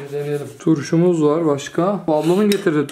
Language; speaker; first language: Turkish; native; Turkish